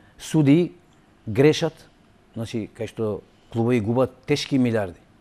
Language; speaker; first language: Macedonian; non-native, local second language; Albanian